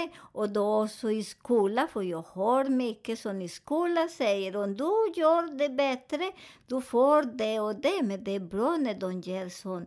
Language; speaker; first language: Swedish; non-native, learner; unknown